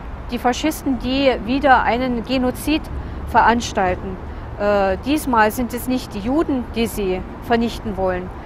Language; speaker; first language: German; non-native, fluent; Russian